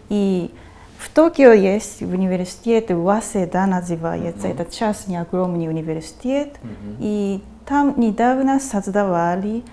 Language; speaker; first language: Russian; non-native, fluent; Japanese